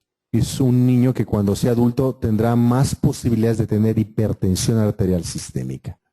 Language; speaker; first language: Spanish; native; Spanish